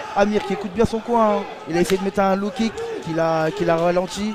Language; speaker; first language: French; native; French